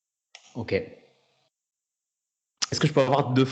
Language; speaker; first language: French; native; French